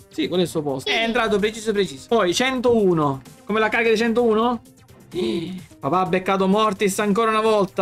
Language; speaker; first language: Italian; native; Italian